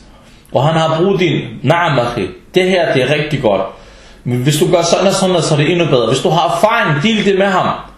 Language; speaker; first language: Danish; early bilingual, other home language; Arabic